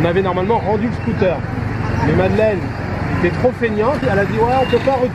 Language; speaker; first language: French; native; French